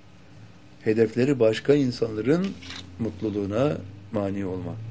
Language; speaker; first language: Turkish; native; Turkish